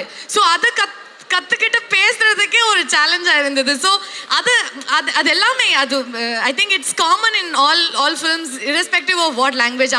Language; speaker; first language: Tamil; non-native, learner; Kannada